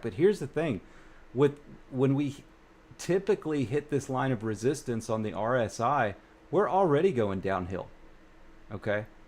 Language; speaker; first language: English; native; English